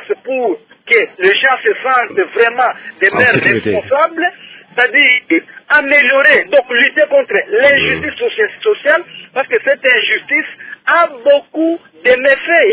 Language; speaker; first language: French; non-native, local second language; Luba-Lulua